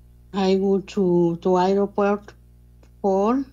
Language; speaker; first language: English; non-native, learner; Spanish